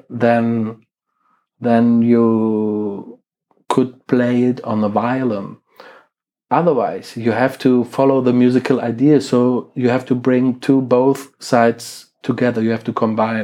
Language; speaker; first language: English; non-native, fluent; German